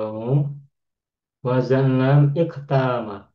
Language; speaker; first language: Arabic; non-native, fluent; Indonesian